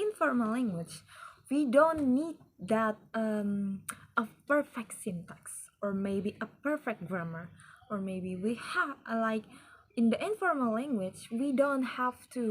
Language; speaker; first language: English; non-native, learner; Indonesian